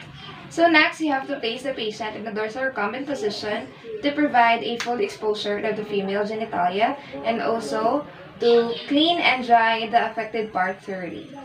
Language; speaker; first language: English; non-native, local second language; Filipino